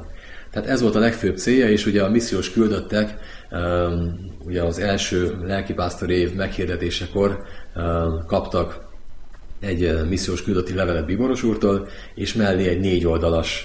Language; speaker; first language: Hungarian; native; Hungarian